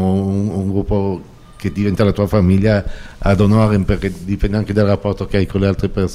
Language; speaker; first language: Italian; native; Italian